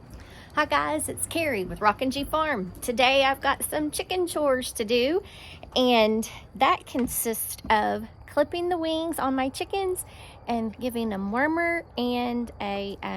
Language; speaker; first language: English; native; English